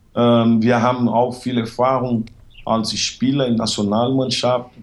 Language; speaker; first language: German; non-native, fluent; Portuguese